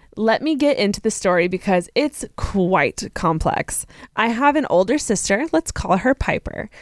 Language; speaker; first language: English; native; English